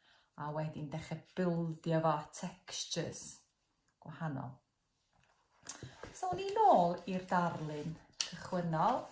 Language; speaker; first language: Welsh; native; Welsh